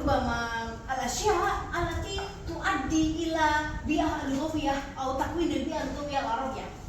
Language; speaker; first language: Arabic; non-native, learner; Indonesian